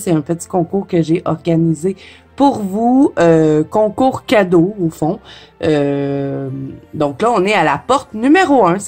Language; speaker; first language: French; native; French